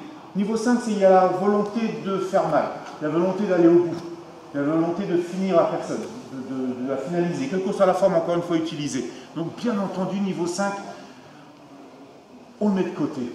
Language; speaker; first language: French; native; French